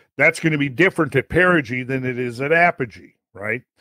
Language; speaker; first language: English; native; English